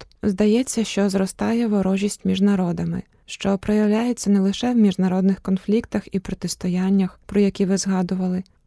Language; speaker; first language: Ukrainian; native; Ukrainian